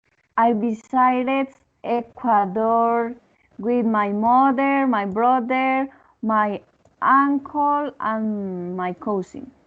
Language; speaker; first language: English; non-native, learner; Spanish